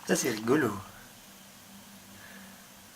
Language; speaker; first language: French; native; French